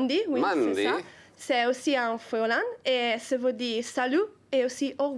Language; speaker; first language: French; non-native, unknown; Italian